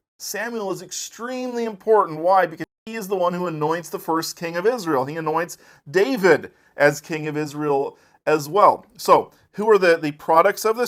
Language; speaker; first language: English; native; English